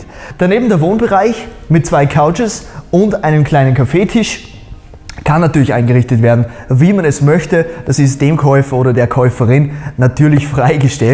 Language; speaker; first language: German; native; German